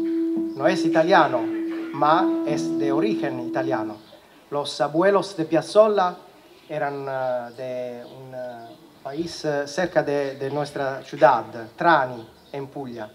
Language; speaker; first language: Spanish; non-native, learner; Italian